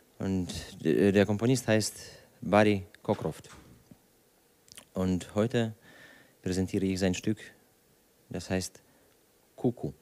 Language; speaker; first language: German; non-native, fluent; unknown